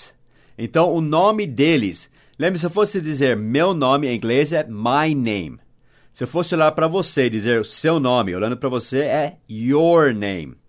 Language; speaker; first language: Portuguese; non-native, fluent; English